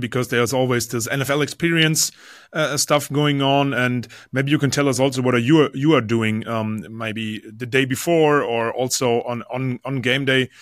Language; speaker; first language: English; non-native, fluent; German